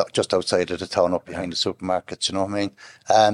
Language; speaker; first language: English; native; English